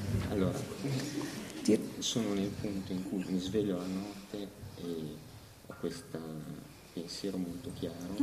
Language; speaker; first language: Italian; native; Italian